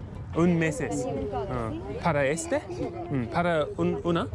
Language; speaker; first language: Spanish; non-native, learner; English